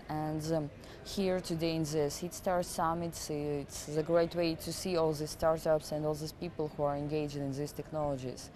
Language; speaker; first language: English; non-native, fluent; Russian